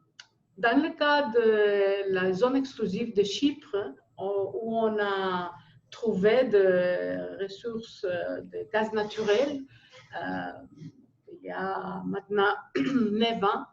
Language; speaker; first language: French; non-native, fluent; Greek